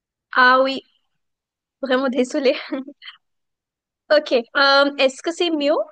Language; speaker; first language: French; non-native, fluent; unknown